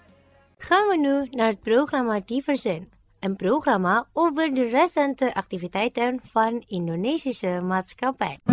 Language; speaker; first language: Dutch; non-native, fluent; Indonesian